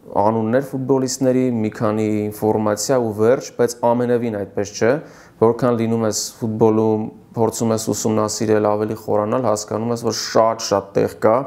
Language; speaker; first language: Armenian; native; Armenian